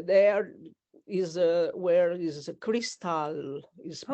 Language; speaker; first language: English; non-native, learner; Italian